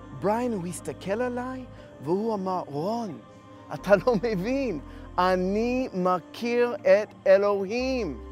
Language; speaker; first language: Hebrew; non-native, fluent; English